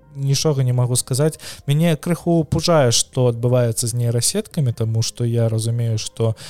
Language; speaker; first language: Belarusian; non-native, local second language; Russian